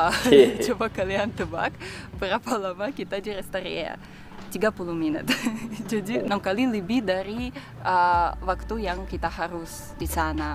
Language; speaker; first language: Indonesian; non-native, fluent; Russian